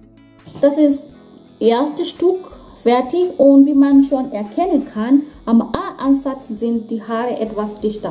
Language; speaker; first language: German; non-native, fluent; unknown